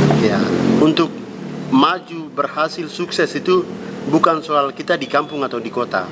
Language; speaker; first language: Indonesian; non-native, local second language; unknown